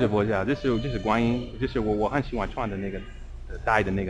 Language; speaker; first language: Chinese; non-native, learner; English